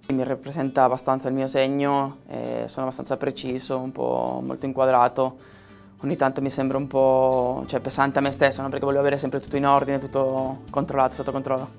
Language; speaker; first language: Italian; non-native, fluent; Spanish